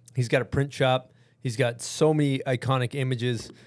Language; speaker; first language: English; native; English